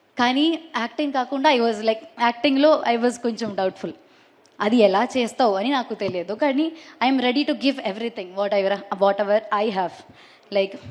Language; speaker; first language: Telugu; non-native, learner; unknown